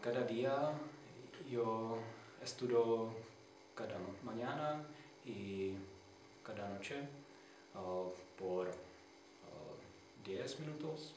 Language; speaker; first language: Spanish; non-native, learner; Czech